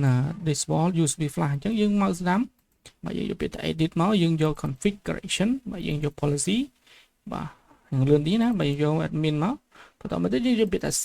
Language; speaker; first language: Khmer; native; Khmer